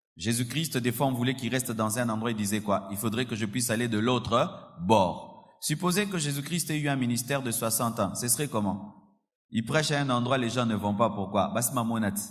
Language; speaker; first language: French; non-native, local second language; Lingala